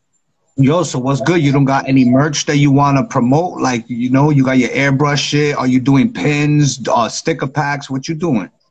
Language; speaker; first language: English; native; English